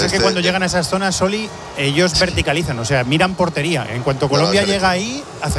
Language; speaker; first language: Spanish; native; Spanish